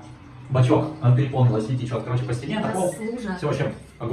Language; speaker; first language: Russian; native; Russian